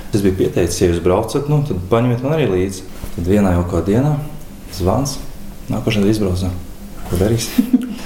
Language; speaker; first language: Latvian; non-native, local second language; Russian